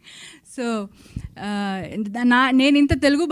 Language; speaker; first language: Telugu; non-native, local second language; Kannada